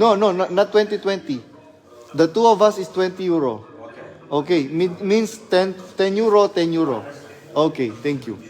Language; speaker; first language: English; non-native, learner; Filipino